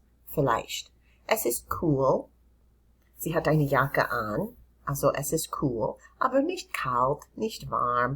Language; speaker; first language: German; non-native, fluent; English